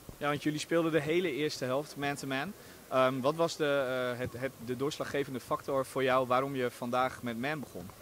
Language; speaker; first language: Dutch; native; Dutch